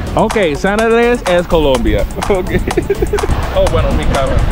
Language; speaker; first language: Spanish; non-native, learner; English